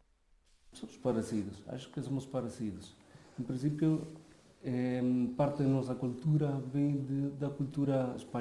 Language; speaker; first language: Portuguese; non-native, fluent; Spanish